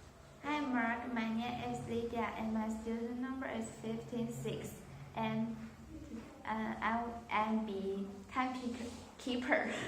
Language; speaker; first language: English; non-native, learner; Chinese